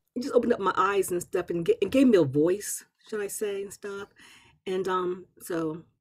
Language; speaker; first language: English; native; English